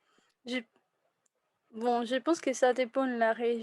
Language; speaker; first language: French; non-native, fluent; Spanish